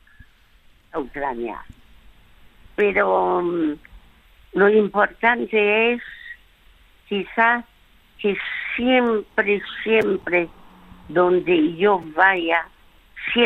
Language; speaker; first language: Spanish; early bilingual, other home language; French